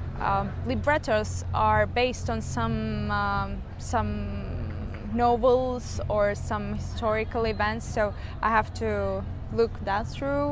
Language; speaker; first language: English; non-native, fluent; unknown